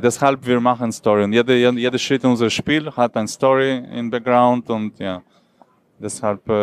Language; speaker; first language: German; non-native, learner; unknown